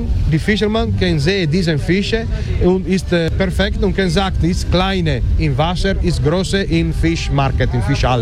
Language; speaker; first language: German; non-native, learner; Italian